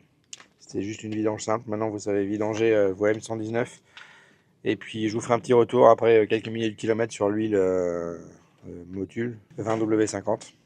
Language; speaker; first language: French; native; French